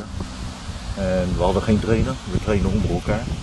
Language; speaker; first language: Dutch; native; Dutch